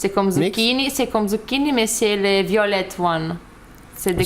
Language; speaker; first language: French; non-native, learner; Lithuanian